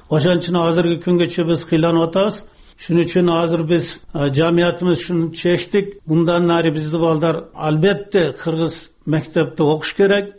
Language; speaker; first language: Kyrgyz; non-native, local second language; Uyghur